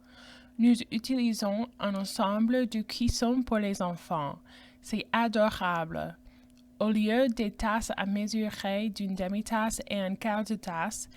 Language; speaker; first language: French; non-native, fluent; English